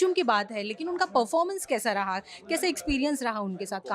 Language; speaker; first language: Hindi; native; Hindi